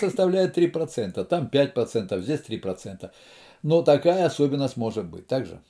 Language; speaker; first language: Russian; native; Russian